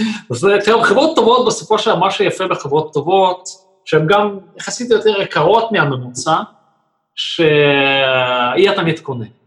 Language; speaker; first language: Hebrew; non-native, fluent; Russian